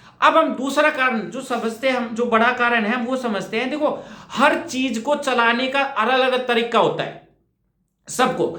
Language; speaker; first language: Hindi; native; Hindi